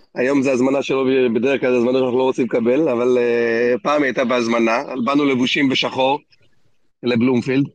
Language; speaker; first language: Hebrew; native; Hebrew